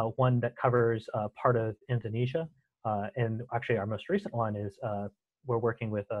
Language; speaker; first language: English; native; English